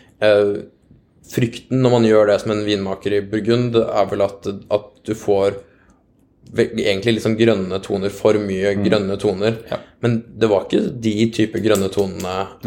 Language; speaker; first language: Norwegian; native; Norwegian